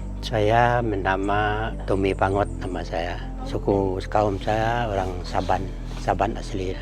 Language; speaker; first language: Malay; non-native, local second language; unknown